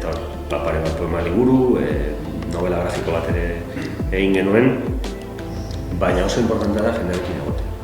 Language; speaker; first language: Basque; native; Basque